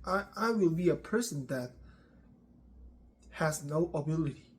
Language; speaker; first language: English; non-native, learner; Korean